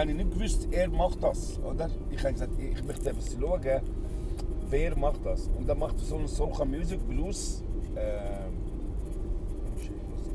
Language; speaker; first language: German; non-native, learner; Arabic